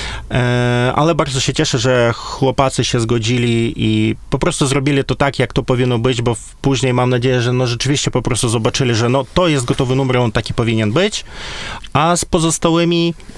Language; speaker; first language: Polish; non-native, fluent; Ukrainian